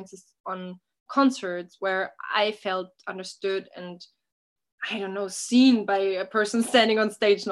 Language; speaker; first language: English; non-native, fluent; German